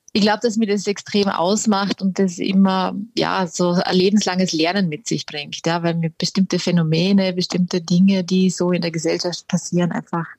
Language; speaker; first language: German; native; German